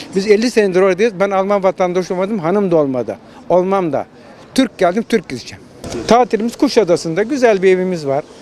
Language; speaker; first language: Turkish; native; Turkish